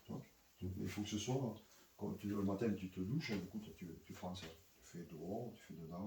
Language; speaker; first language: French; native; French